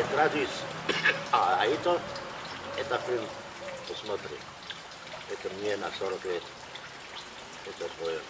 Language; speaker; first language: Russian; non-native, learner; German